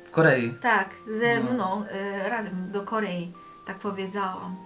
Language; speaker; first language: Polish; non-native, learner; Korean